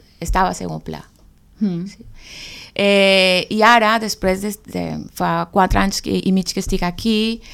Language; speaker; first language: Catalan; non-native, fluent; Spanish